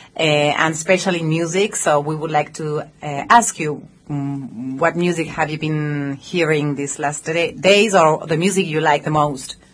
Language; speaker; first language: English; non-native, fluent; Spanish